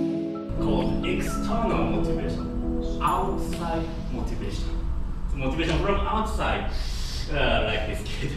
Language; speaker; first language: English; non-native, fluent; Japanese